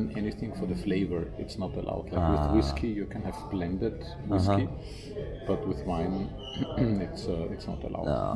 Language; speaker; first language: English; non-native, fluent; German